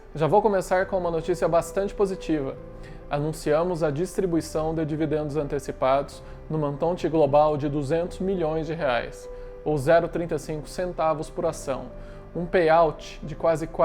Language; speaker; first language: Portuguese; native; Portuguese